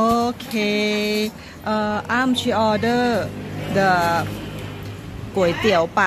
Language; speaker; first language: English; non-native, learner; Thai